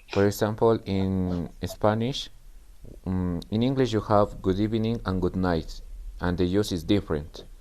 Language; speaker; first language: English; non-native, learner; Spanish